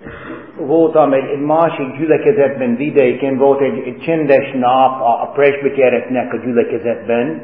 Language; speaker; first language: Hungarian; non-native, fluent; English